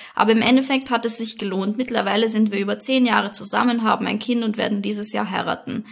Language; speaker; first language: German; native; German